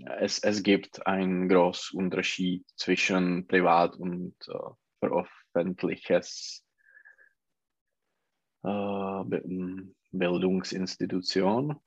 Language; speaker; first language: German; non-native, learner; Czech